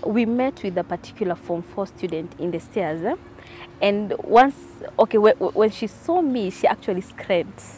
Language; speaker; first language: English; non-native, local second language; Kikuyu